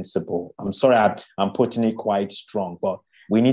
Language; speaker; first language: English; non-native, local second language; Yoruba